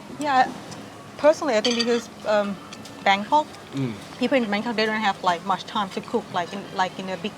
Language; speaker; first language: English; non-native, learner; Thai